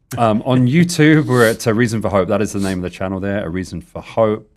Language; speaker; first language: English; native; English